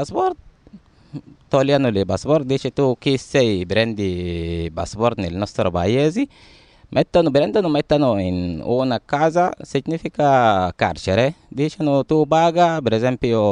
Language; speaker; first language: Italian; non-native, learner; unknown